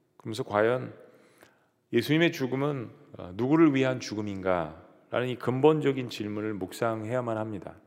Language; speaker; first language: Korean; native; Korean